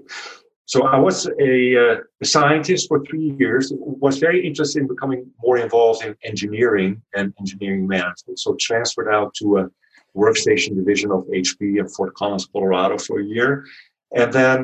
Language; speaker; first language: English; non-native, fluent; Dutch